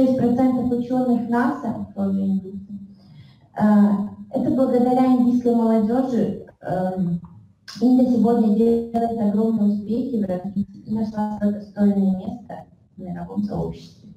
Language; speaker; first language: Russian; native; Russian